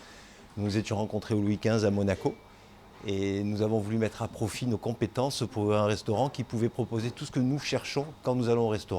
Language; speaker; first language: French; native; French